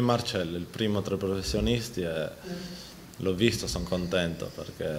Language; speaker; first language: Italian; native; Italian